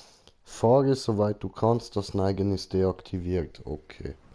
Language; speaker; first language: German; native; German